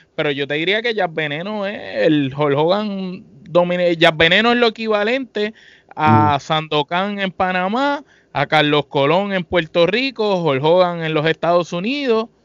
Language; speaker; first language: Spanish; native; Spanish